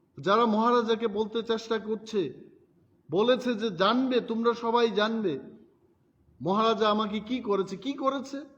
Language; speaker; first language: Bangla; non-native, local second language; Kok Borok